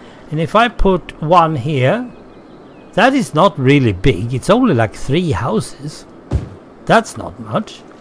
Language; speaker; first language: English; non-native, fluent; Swedish